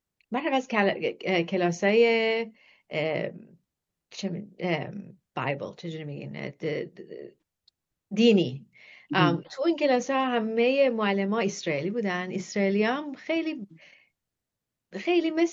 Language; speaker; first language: Persian; non-native, fluent; English